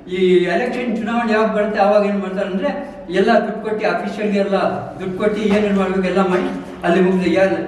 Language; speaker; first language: Kannada; non-native, local second language; Urdu